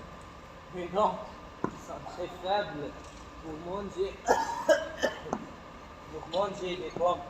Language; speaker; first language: French; non-native, learner; Arabic